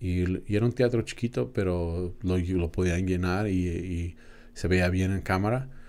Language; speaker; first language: Spanish; early bilingual, other home language; English